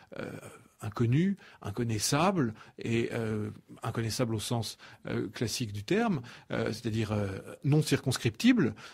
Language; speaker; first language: French; native; French